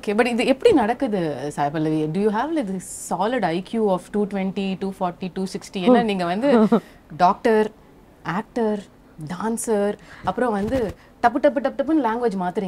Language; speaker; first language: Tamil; native; Tamil